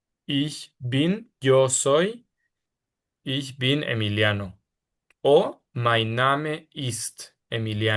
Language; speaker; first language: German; non-native, fluent; Spanish